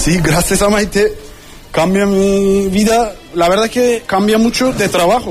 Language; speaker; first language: Spanish; non-native, learner; Turkish